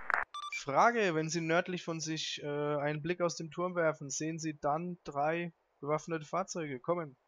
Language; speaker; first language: German; native; German